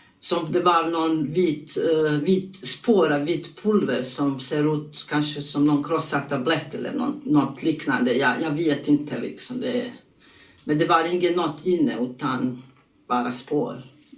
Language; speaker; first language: Swedish; non-native, learner; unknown